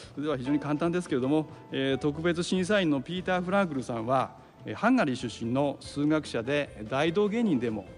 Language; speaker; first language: Japanese; native; Japanese